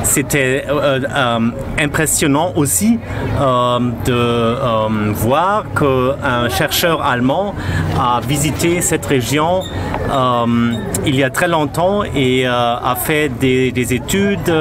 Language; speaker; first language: French; non-native, fluent; German